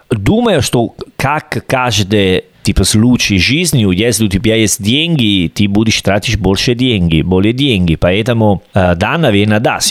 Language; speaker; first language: Russian; non-native, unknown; Italian